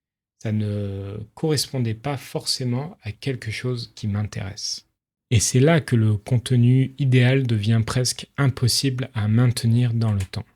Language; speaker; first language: French; native; French